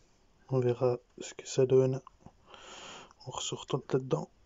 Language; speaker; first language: French; native; French